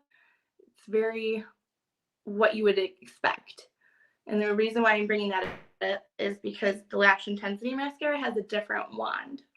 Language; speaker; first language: English; native; English